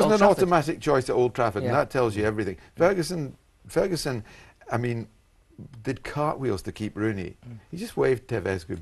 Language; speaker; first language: English; native; English